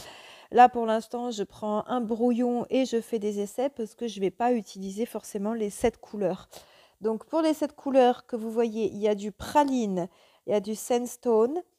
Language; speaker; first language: French; native; French